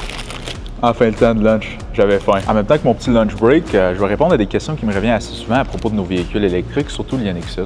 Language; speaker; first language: French; native; French